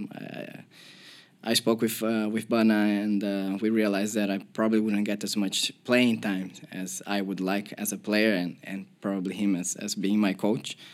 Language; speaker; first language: English; non-native, fluent; Portuguese